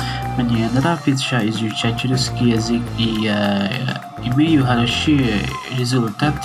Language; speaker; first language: Russian; non-native, learner; Indonesian